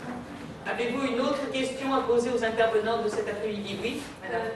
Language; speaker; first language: French; native; French